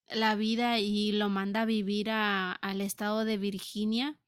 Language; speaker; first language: Spanish; native; Spanish